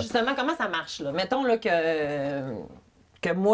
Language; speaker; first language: French; native; French